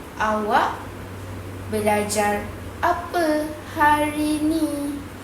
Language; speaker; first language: Malay; native; Malay